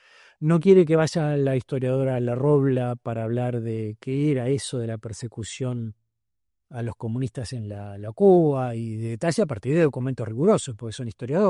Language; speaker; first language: Spanish; native; Spanish